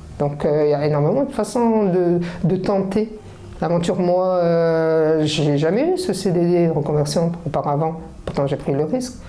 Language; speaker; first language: French; early bilingual, other home language; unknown